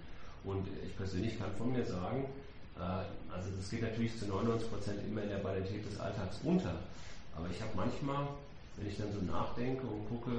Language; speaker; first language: German; native; German